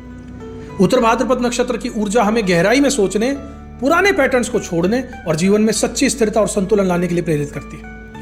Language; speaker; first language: Hindi; native; Hindi